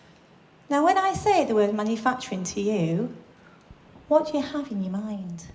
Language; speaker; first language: English; native; English